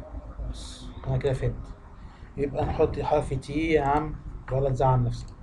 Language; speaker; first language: Arabic; native; Arabic